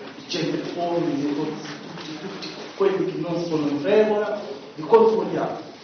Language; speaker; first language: Italian; non-native, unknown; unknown